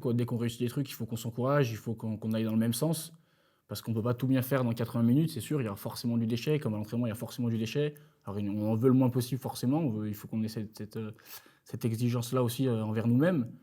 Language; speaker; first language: French; native; French